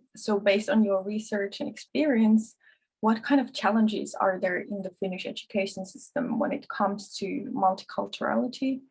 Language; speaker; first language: English; non-native, fluent; Finnish